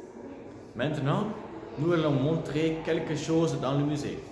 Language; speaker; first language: French; non-native, learner; Dutch